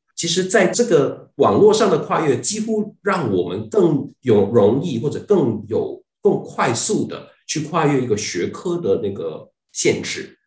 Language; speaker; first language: Chinese; non-native, fluent; Cantonese